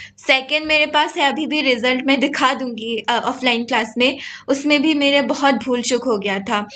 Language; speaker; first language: Hindi; non-native, local second language; Assamese